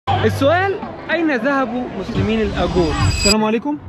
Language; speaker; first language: Arabic; native; Arabic